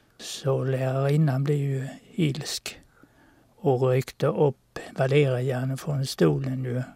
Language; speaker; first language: Swedish; native; Swedish